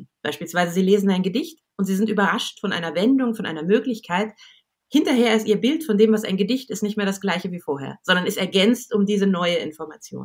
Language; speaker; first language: German; native; German